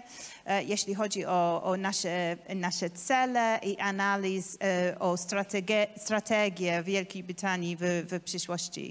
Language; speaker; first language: Polish; non-native, learner; English